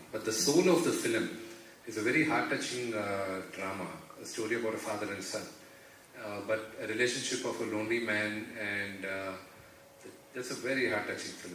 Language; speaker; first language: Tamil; non-native, local second language; Malayalam